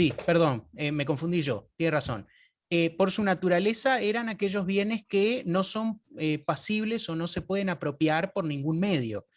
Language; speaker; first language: Spanish; native; Spanish